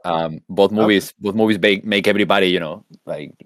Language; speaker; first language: English; non-native, fluent; Spanish